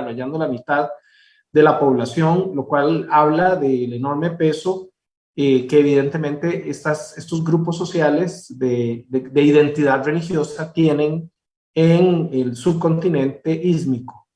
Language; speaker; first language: Spanish; native; Spanish